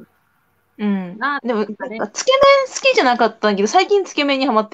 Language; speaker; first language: Japanese; native; Japanese